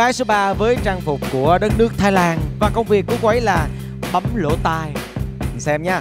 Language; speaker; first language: Vietnamese; native; Vietnamese